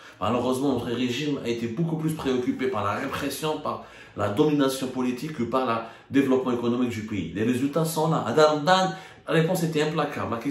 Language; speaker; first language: French; non-native, local second language; Arabic